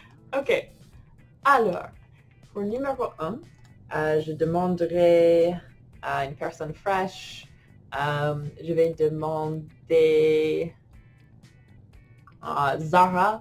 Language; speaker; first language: French; non-native, fluent; English